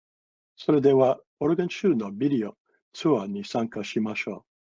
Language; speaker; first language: Japanese; non-native, fluent; English